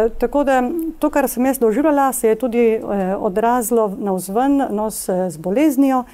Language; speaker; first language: Slovenian; early bilingual, heritage; Slovenian